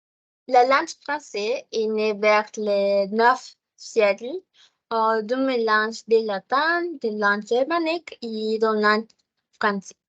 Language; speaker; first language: French; non-native, learner; Spanish